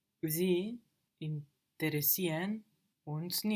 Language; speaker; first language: German; non-native, learner; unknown